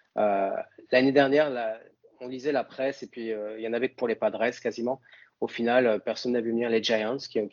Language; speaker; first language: French; native; French